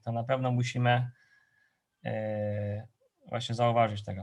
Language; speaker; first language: Polish; non-native, fluent; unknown